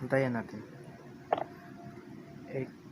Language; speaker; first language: Filipino; non-native, local second language; Cebuano